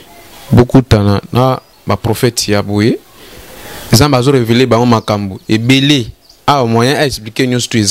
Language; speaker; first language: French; non-native, local second language; Lingala